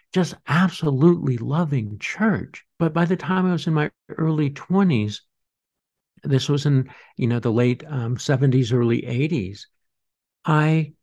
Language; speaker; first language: English; native; English